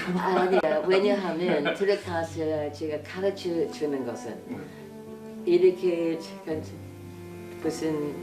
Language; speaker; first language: Korean; non-native, fluent; English